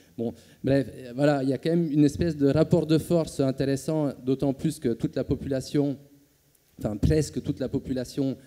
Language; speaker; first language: French; native; French